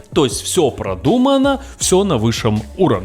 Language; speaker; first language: Russian; native; Russian